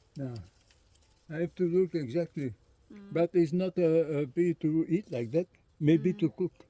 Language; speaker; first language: English; non-native, learner; French